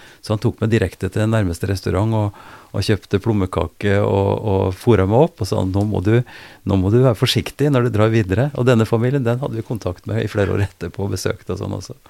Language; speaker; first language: Norwegian; native; Norwegian